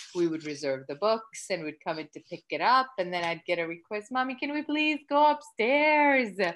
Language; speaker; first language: English; early bilingual, other home language; Gujarati